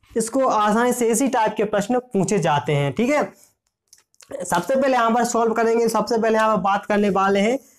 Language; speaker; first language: Hindi; native; Hindi